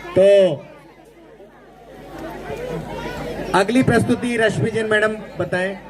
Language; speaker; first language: Hindi; native; Hindi